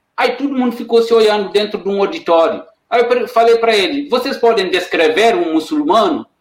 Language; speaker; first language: Portuguese; non-native, fluent; Wolof